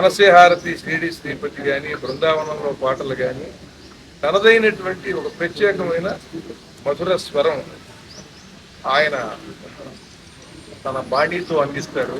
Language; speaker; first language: Telugu; native; Telugu